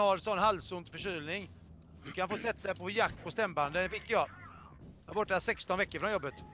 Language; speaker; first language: Swedish; native; Swedish